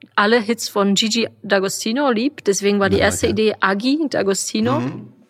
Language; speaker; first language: German; non-native, fluent; Polish